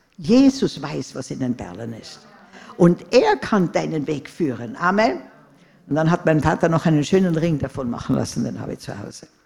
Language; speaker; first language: German; native; German